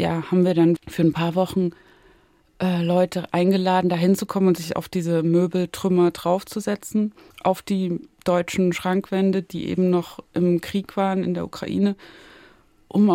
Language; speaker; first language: German; native; German